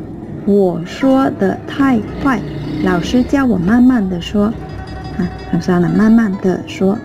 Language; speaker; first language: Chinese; non-native, fluent; Vietnamese